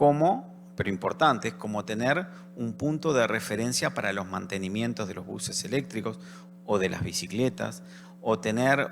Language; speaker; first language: Spanish; native; Spanish